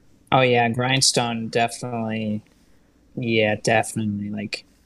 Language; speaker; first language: English; native; English